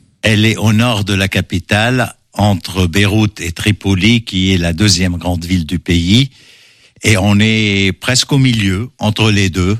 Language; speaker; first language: French; non-native, local second language; Arabic